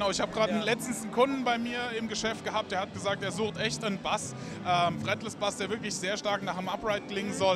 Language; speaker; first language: German; native; German